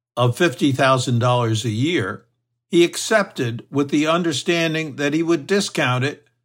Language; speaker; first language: English; native; English